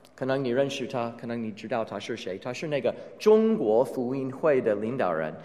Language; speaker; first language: Chinese; non-native, fluent; English